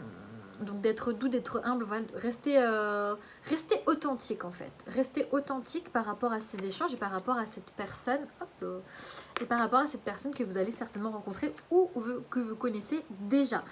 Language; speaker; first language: French; native; French